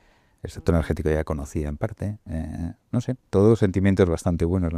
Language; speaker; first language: Spanish; native; Spanish